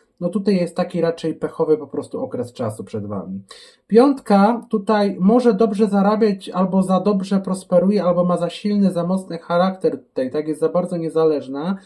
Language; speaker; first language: Polish; native; Polish